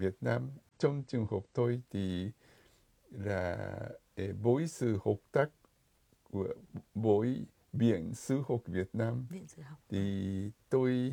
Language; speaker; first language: Vietnamese; non-native, fluent; Japanese